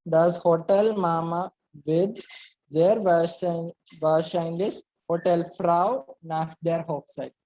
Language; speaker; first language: German; non-native, learner; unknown